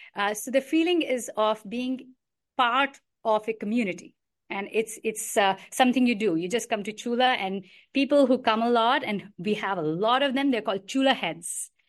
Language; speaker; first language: English; non-native, local second language; Hindi